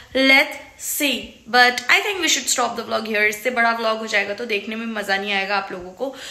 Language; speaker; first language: Hindi; non-native, local second language; Marathi